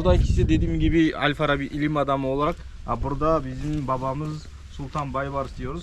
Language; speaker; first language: Turkish; non-native, learner; Kazakh